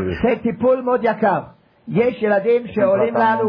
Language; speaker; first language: Hebrew; non-native, fluent; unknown